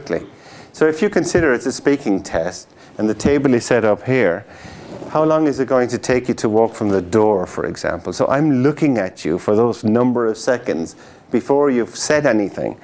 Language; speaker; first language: English; native; English